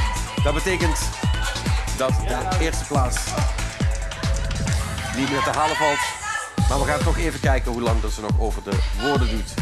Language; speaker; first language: Dutch; native; Dutch